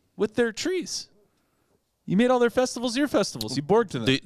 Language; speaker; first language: English; native; English